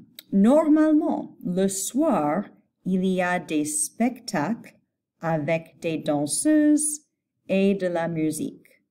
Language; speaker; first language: French; non-native, fluent; English